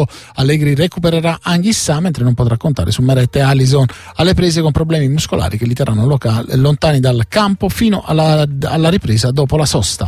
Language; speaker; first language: Italian; native; Italian